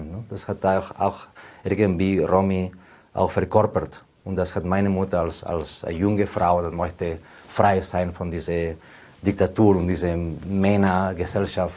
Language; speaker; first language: German; non-native, learner; Spanish